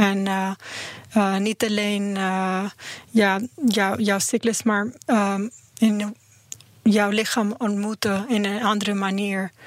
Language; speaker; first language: Dutch; non-native, learner; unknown